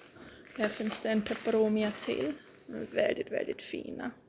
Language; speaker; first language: Swedish; non-native, fluent; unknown